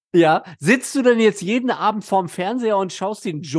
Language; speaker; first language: German; native; German